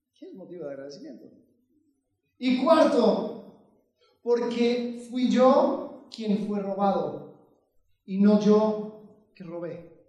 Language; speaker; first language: Spanish; early bilingual, heritage; Spanish